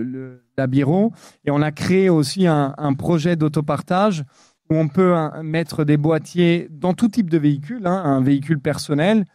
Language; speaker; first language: French; native; French